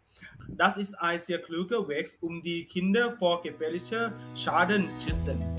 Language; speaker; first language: German; non-native, learner; Thai